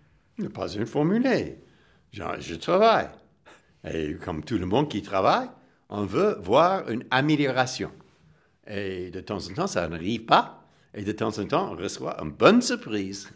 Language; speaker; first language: French; non-native, fluent; English